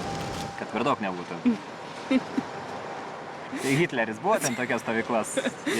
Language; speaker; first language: Lithuanian; native; Lithuanian